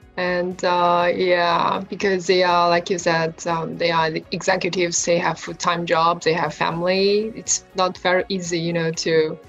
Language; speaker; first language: English; non-native, fluent; Chinese